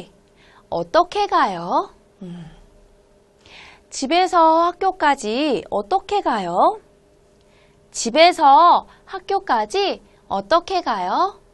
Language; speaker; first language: Korean; non-native, fluent; Hmong